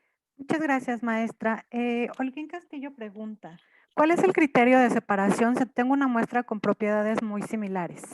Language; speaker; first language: Spanish; native; Spanish